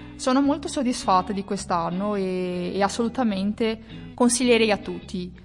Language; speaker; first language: Italian; non-native, fluent; Portuguese